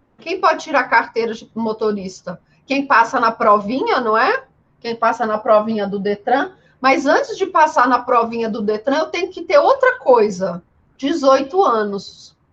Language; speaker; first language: Portuguese; native; Portuguese